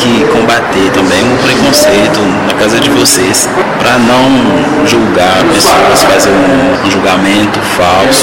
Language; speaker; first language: Portuguese; non-native, fluent; Haitian Creole